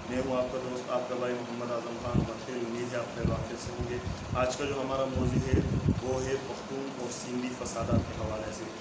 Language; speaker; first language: Urdu; non-native, local second language; Pashto